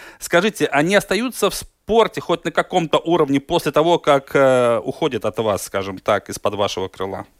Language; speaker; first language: Russian; native; Russian